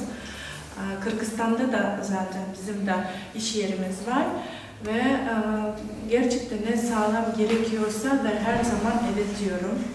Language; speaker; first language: Turkish; non-native, fluent; Kyrgyz